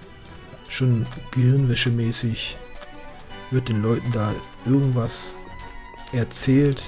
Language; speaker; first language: German; native; German